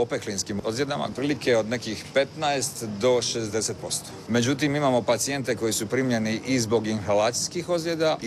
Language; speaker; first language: Croatian; native; Croatian